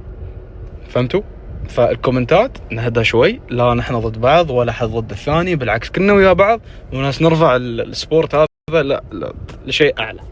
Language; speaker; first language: Arabic; native; Arabic